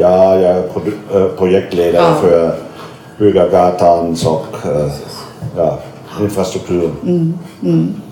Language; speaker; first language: Swedish; non-native, learner; German